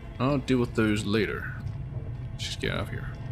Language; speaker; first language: English; native; English